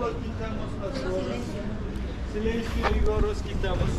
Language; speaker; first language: Spanish; non-native, fluent; Turkish